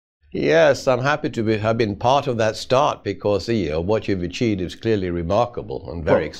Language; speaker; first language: English; non-native, fluent; Swedish